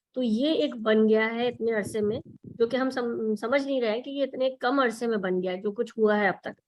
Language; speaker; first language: Urdu; native; Urdu